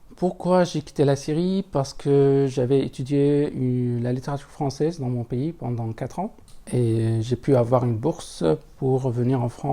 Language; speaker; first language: French; non-native, fluent; Arabic